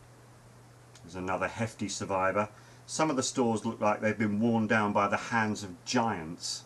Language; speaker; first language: English; native; English